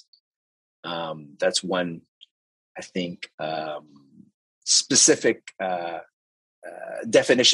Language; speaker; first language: English; early bilingual, other home language; Spanish